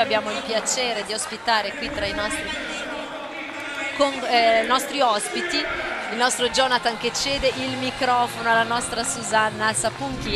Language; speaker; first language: Italian; native; Italian